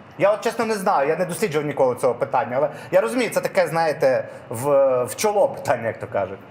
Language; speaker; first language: Ukrainian; native; Ukrainian